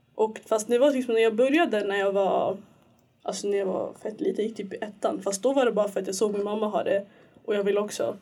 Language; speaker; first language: Swedish; early bilingual, other home language; Somali